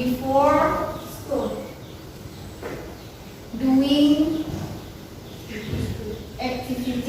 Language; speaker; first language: English; non-native, fluent; Indonesian